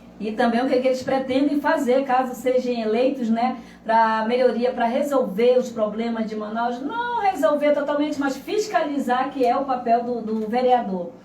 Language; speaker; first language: Portuguese; native; Portuguese